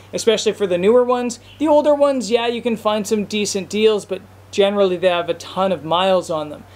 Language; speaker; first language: English; native; English